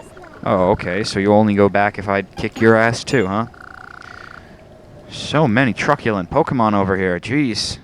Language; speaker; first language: English; native; English